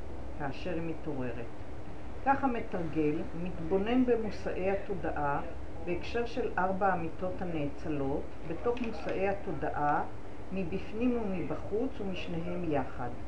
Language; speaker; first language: Hebrew; native; Hebrew